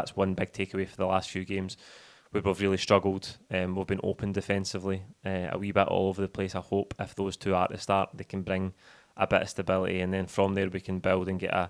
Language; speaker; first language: English; native; English